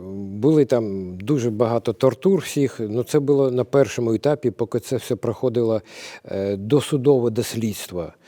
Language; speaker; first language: Ukrainian; non-native, local second language; Russian